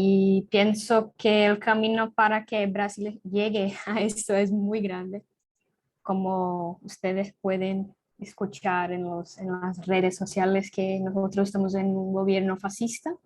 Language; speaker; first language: Spanish; non-native, fluent; Portuguese